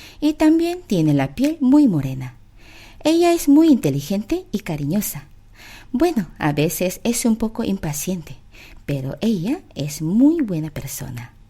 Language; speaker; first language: Spanish; non-native, fluent; Korean